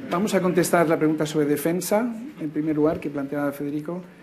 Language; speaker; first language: Spanish; native; Spanish